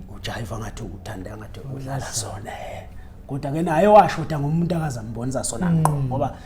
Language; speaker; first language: Zulu; native; Zulu